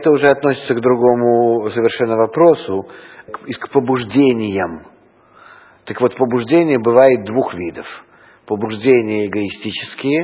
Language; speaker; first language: Russian; native; Russian